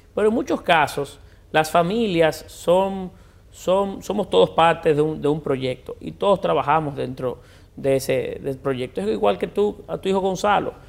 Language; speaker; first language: Spanish; native; Spanish